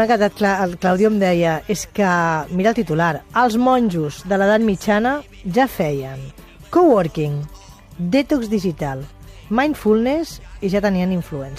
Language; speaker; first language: Catalan; native; Catalan